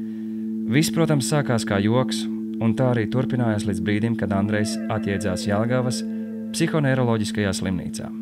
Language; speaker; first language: Latvian; native; Latvian